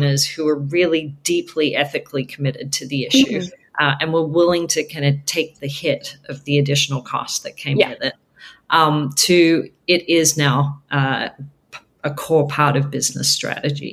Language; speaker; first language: English; native; English